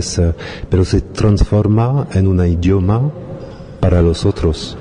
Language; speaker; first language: Spanish; non-native, learner; French